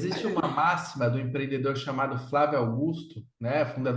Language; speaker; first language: Portuguese; native; Portuguese